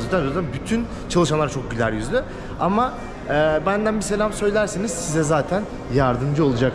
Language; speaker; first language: Turkish; native; Turkish